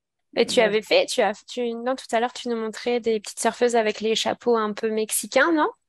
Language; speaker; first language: French; native; French